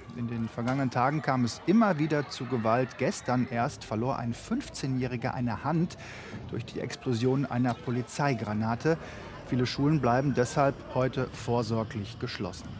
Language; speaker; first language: German; native; German